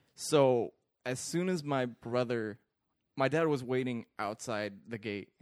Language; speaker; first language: English; early bilingual, other home language; Arabic